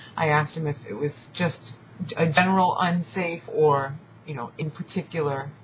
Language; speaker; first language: English; native; English